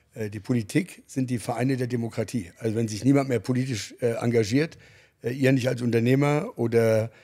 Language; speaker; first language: German; early bilingual, other home language; English